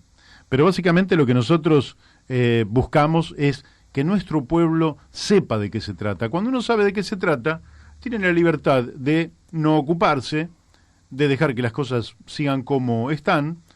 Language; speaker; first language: Spanish; native; Spanish